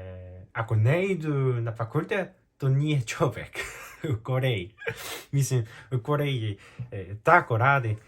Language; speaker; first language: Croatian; non-native, fluent; Korean